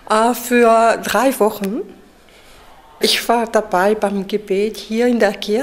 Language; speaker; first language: German; non-native, learner; French